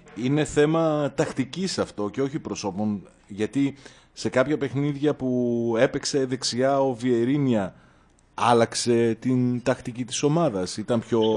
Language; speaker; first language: Greek; native; Greek